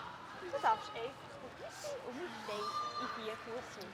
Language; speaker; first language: German; native; German